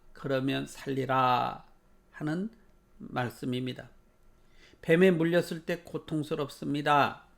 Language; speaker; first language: Korean; native; Korean